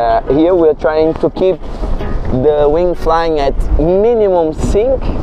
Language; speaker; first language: English; non-native, fluent; Portuguese